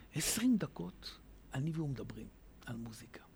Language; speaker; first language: Hebrew; native; Hebrew